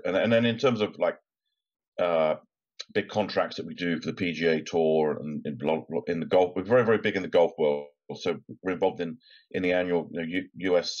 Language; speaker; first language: English; native; English